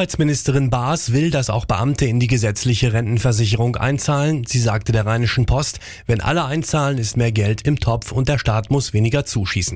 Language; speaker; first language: German; native; German